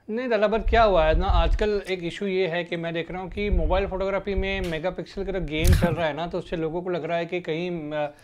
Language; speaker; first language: Hindi; native; Hindi